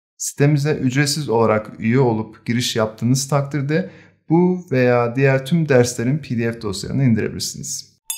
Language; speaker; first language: Turkish; native; Turkish